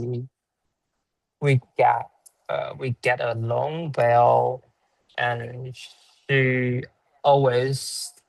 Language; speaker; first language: English; non-native, learner; Chinese